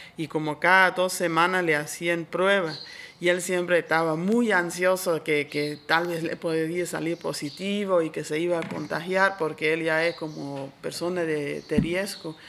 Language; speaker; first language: Spanish; non-native, fluent; Swiss German